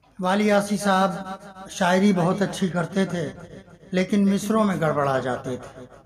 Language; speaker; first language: Urdu; native; Urdu